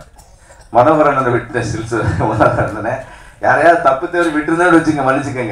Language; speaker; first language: Tamil; native; Tamil